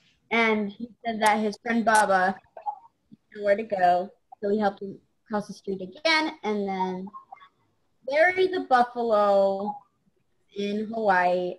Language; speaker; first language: English; native; English